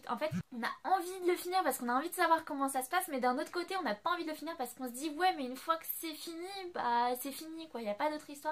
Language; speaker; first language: French; native; French